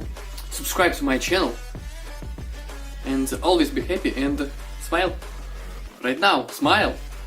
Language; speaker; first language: English; non-native, fluent; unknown